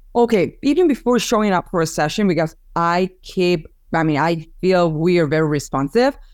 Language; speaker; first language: English; non-native, fluent; Spanish